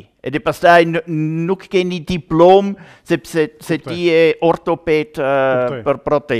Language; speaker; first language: Albanian; non-native, learner; German